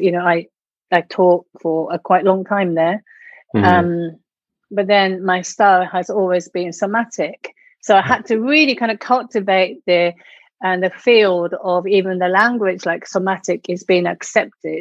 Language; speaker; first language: English; non-native, fluent; Japanese